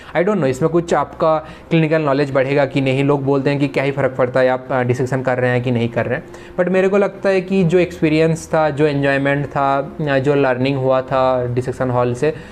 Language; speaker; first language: Hindi; non-native, local second language; Bangla